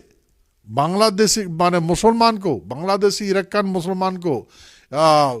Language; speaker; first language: Hindi; non-native, local second language; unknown